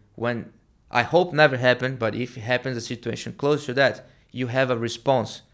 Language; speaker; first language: English; non-native, learner; Portuguese